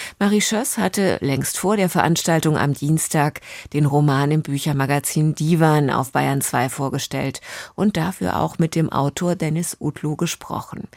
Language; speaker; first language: German; native; German